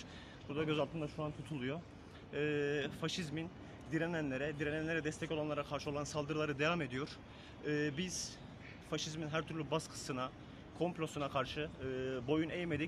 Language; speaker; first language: Turkish; native; Turkish